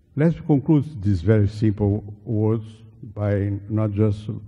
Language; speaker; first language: English; non-native, fluent; Portuguese